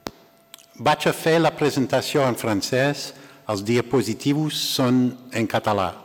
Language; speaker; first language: Catalan; non-native, learner; English